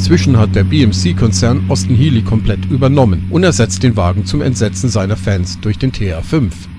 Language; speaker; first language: German; native; German